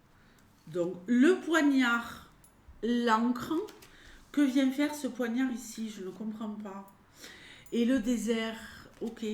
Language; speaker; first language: French; native; French